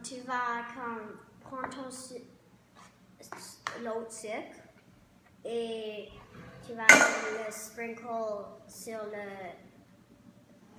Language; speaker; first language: French; non-native, learner; English